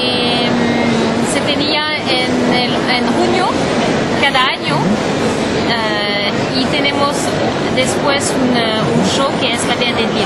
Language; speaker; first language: Spanish; non-native, learner; French